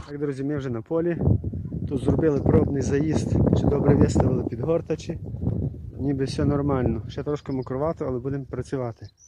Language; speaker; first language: Ukrainian; native; Ukrainian